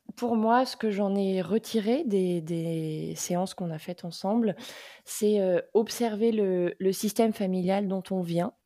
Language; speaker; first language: French; native; French